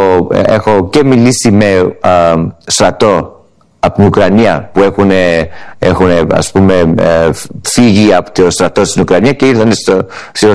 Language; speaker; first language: Greek; early bilingual, heritage; Greek